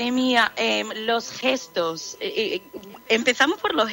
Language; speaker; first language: Spanish; non-native, fluent; English